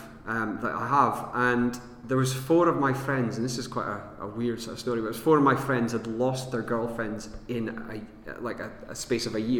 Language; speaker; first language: English; native; English